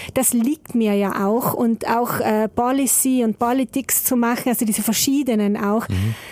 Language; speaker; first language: German; native; German